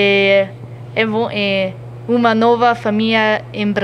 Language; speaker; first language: Portuguese; non-native, learner; German